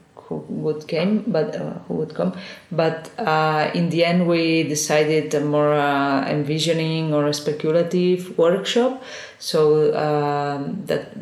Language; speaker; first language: English; non-native, fluent; Spanish